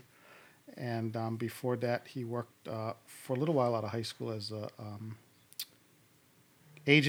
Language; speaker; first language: English; native; English